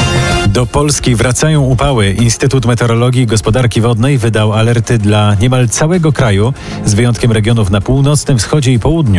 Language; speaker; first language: Polish; native; Polish